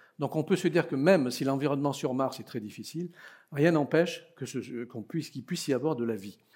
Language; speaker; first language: French; native; French